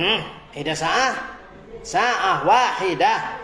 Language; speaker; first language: Arabic; non-native, fluent; Indonesian